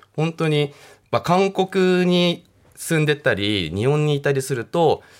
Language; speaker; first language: Japanese; non-native, fluent; Korean